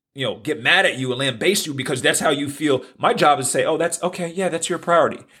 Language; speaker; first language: English; native; English